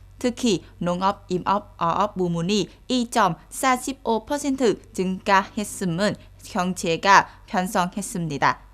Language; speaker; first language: Korean; non-native, fluent; Vietnamese